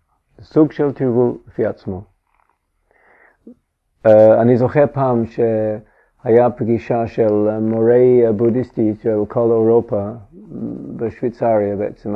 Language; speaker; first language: Hebrew; non-native, fluent; English